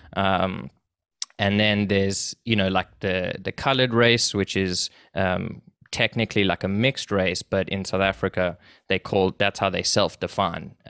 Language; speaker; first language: English; native; English